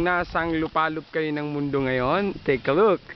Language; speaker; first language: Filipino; non-native, local second language; Bikol